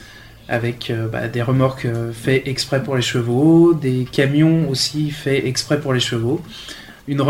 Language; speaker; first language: French; native; French